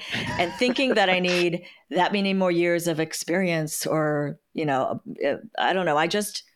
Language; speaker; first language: English; native; English